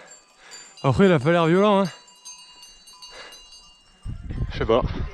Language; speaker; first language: French; native; French